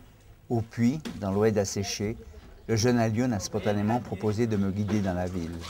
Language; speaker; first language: French; native; French